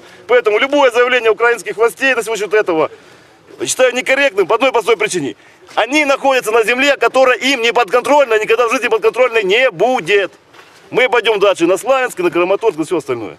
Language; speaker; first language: Russian; native; Russian